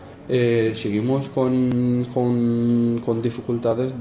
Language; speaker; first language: Spanish; non-native, fluent; Arabic